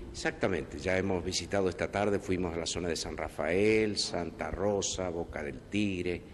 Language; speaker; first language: Spanish; native; Spanish